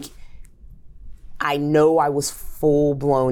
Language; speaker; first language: English; native; English